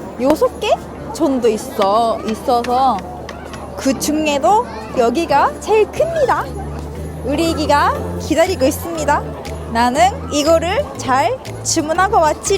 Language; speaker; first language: Korean; non-native, learner; Japanese